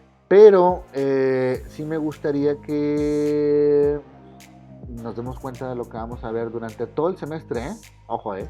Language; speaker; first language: Spanish; native; Spanish